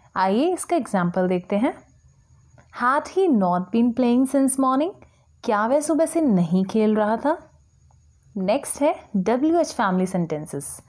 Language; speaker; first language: Hindi; native; Hindi